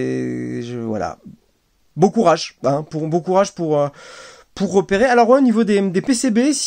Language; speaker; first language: French; native; French